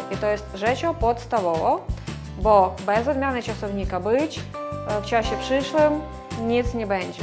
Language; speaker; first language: Polish; non-native, fluent; Russian